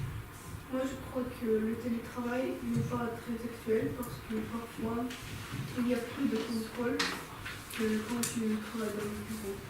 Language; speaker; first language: French; non-native, learner; Ukrainian